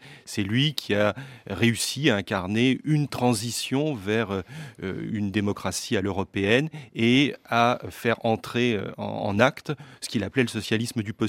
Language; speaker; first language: French; native; French